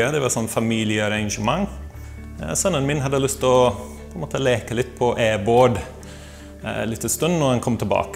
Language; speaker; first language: Norwegian; non-native, fluent; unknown